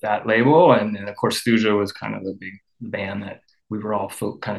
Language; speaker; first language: English; native; English